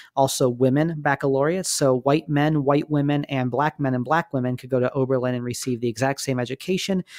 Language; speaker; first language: English; native; English